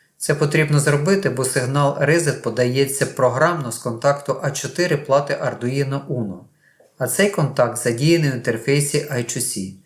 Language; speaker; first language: Ukrainian; non-native, local second language; Russian